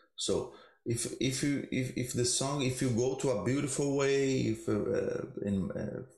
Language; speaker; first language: English; non-native, learner; Portuguese